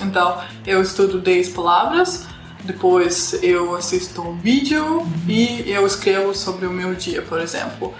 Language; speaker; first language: Portuguese; non-native, fluent; Russian